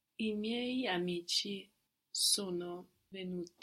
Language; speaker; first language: Italian; non-native, learner; English